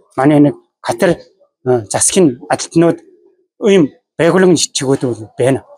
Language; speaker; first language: Mongolian; native; Mongolian